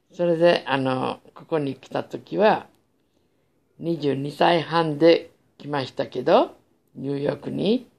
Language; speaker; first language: Japanese; native; Japanese